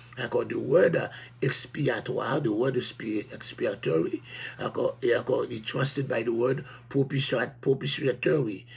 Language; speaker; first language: English; non-native, fluent; Haitian Creole